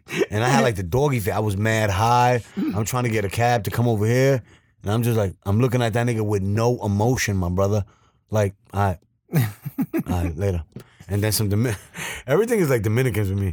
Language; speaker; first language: English; early bilingual, other home language; Spanish